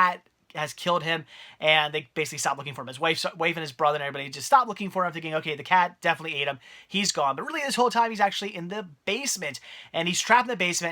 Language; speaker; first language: English; native; English